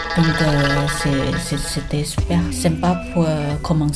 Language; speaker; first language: French; non-native, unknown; Thai